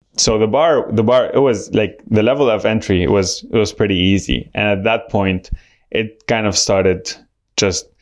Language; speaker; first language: English; non-native, fluent; Arabic